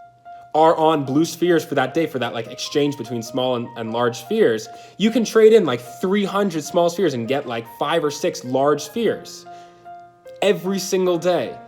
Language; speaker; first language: English; native; English